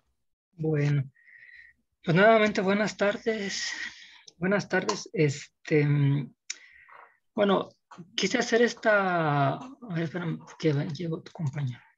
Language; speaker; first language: Spanish; native; Spanish